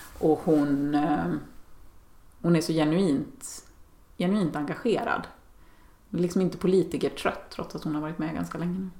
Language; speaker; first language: Swedish; native; Swedish